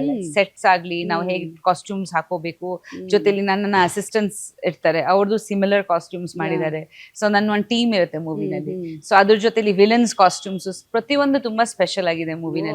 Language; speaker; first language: Kannada; non-native, local second language; Bangla